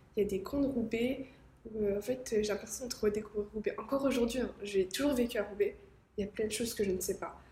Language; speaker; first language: French; native; French